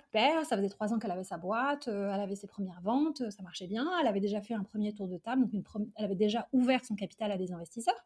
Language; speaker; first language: French; early bilingual, other home language; Arabic